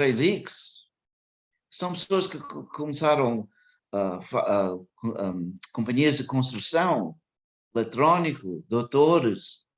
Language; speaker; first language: Portuguese; early bilingual, heritage; English